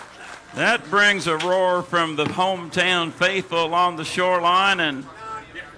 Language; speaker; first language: English; native; English